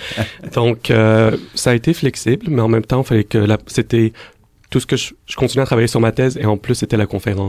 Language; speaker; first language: French; native; French